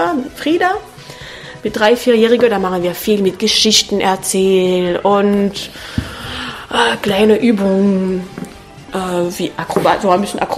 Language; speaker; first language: German; non-native, fluent; French